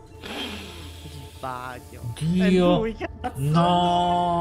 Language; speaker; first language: Italian; native; Italian